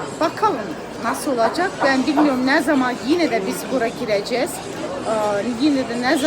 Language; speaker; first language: Turkish; non-native, learner; Azerbaijani